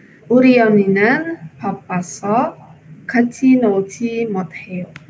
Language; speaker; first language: Korean; non-native, learner; Indonesian